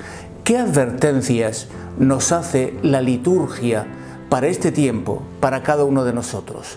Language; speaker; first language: Spanish; native; Spanish